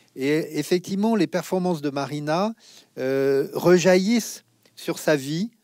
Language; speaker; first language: French; native; French